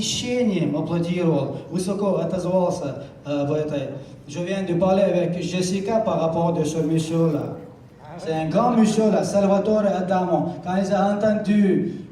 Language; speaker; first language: French; non-native, learner; Chechen